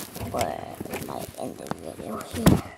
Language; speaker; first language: English; native; English